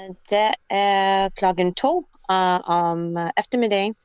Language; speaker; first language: Danish; non-native, learner; English